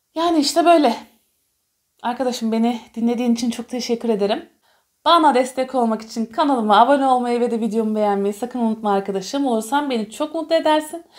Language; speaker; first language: Turkish; early bilingual, heritage; Turkish